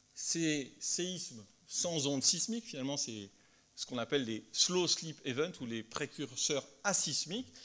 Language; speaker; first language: French; native; French